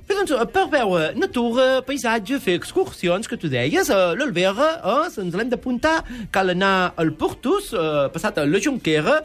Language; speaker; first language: Catalan; non-native, local second language; French